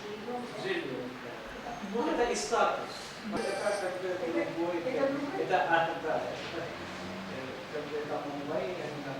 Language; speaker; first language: Russian; non-native, learner; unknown